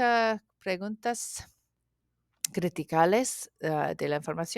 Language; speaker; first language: Spanish; non-native, learner; English